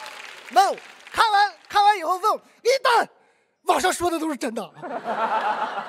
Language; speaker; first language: Chinese; native; Chinese